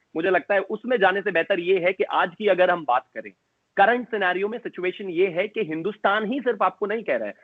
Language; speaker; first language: Hindi; native; Hindi